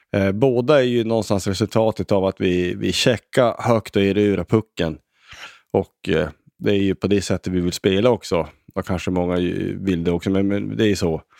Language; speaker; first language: Swedish; native; Swedish